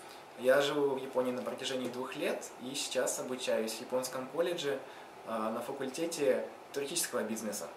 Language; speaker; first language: Russian; native; Russian